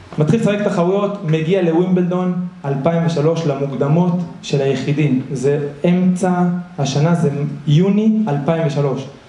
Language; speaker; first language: Hebrew; early bilingual, other home language; Spanish